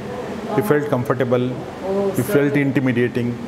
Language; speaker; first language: Kannada; native; Kannada